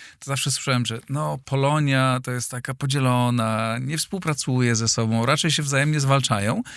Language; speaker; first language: Polish; native; Polish